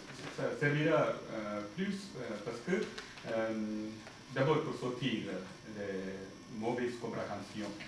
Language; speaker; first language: French; non-native, fluent; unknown